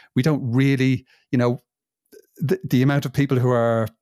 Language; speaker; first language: English; native; English